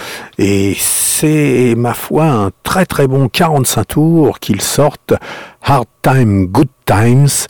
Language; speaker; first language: French; native; French